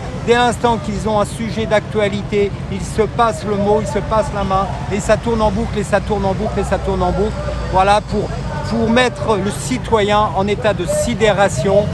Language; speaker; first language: French; native; French